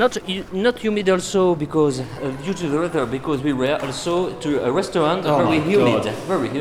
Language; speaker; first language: English; non-native, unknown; French